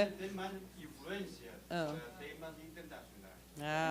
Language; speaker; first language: Portuguese; non-native, learner; Chinese